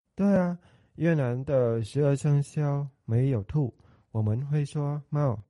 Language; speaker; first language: Chinese; non-native, learner; Vietnamese